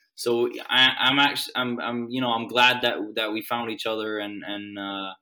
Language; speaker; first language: English; non-native, fluent; Swedish